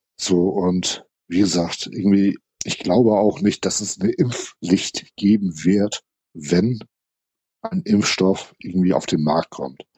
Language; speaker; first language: German; native; German